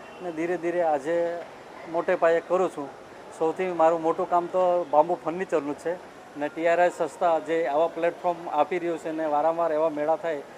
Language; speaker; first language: Gujarati; non-native, local second language; Bhili